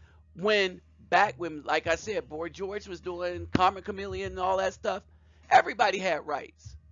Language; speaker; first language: English; native; English